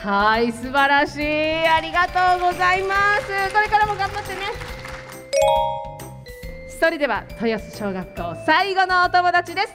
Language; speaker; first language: Japanese; native; Japanese